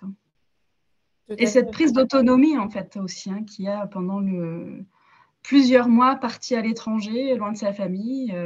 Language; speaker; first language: French; native; French